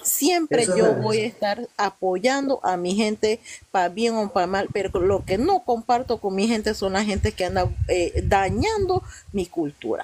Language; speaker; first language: Spanish; non-native, local second language; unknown